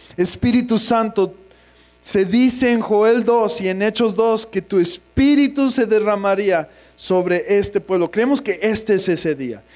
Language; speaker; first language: Spanish; non-native, fluent; English